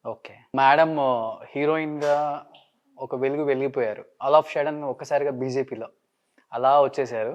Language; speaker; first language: Telugu; native; Telugu